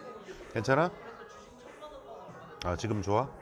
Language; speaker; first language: Korean; native; Korean